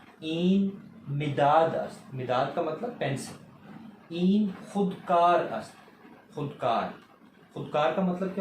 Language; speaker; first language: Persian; non-native, fluent; Urdu